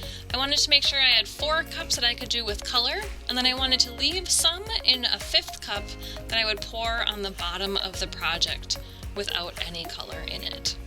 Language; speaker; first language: English; native; English